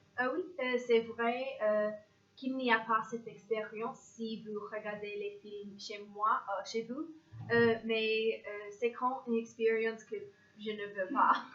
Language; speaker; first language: French; non-native, learner; English